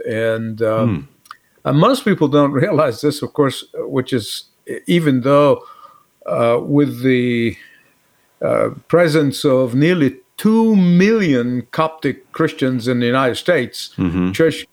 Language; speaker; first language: English; native; English